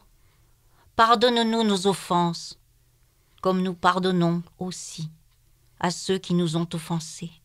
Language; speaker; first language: French; native; French